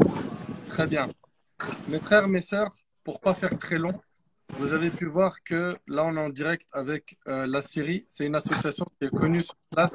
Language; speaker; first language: French; native; French